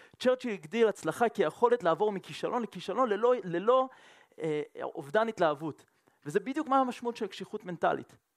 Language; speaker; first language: Hebrew; non-native, fluent; French